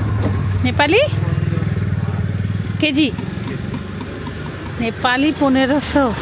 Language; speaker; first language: Hindi; non-native, learner; Bangla